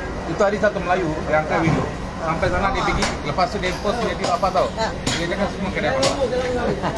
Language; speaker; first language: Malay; non-native, local second language; Tamil